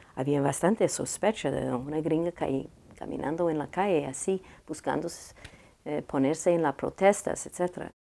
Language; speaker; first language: Spanish; non-native, learner; English